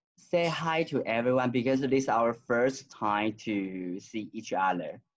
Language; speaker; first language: English; non-native, learner; Chinese